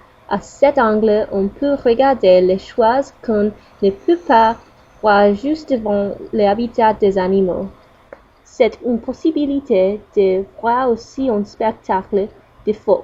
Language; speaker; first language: French; non-native, learner; English